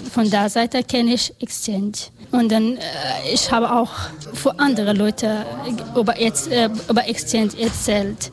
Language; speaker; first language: German; non-native, learner; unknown